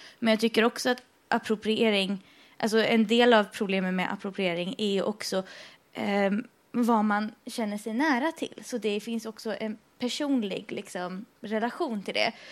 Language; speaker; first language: Swedish; early bilingual, other home language; Persian